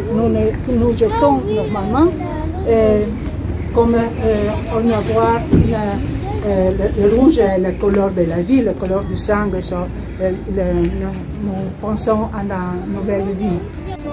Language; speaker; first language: French; non-native, learner; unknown